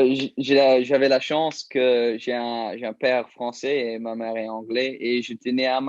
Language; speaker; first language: French; early bilingual, heritage; English